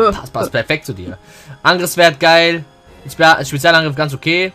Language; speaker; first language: German; native; German